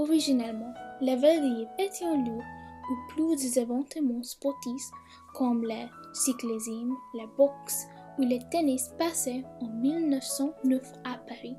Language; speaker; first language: French; non-native, learner; English